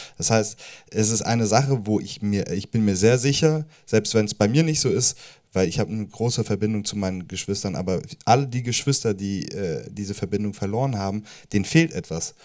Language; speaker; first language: German; native; German